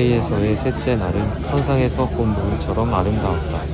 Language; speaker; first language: Korean; native; Korean